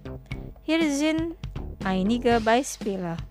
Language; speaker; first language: German; non-native, fluent; Indonesian